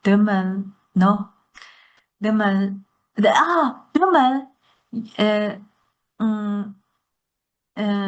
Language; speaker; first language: French; non-native, learner; Chinese